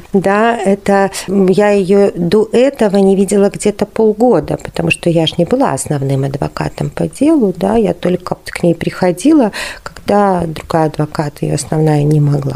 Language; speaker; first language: Russian; native; Russian